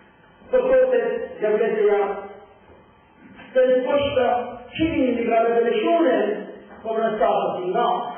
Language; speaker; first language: Swedish; non-native, fluent; Persian